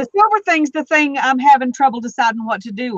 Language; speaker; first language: English; native; English